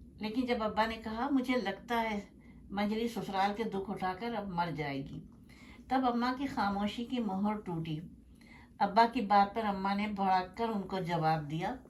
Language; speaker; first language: Urdu; native; Urdu